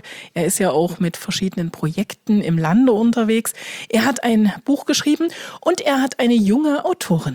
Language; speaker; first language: German; native; German